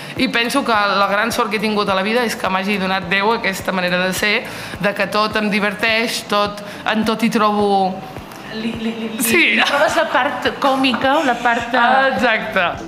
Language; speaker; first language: Catalan; early bilingual, other home language; Riffian